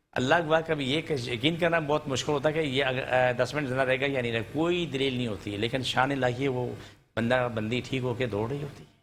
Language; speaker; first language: Urdu; non-native, local second language; Punjabi